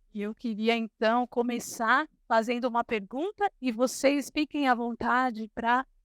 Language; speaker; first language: Portuguese; native; Portuguese